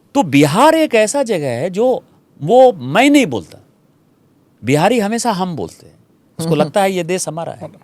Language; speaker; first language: Hindi; native; Hindi